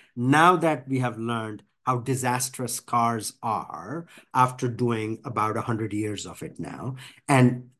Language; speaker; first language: English; non-native, local second language; Bangla